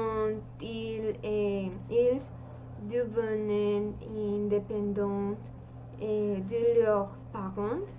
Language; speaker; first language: French; non-native, learner; Spanish